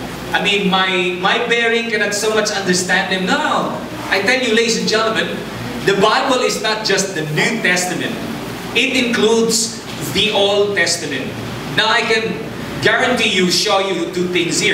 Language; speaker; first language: English; non-native, local second language; Chavacano